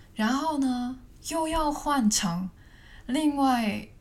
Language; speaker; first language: Chinese; non-native, fluent; Cantonese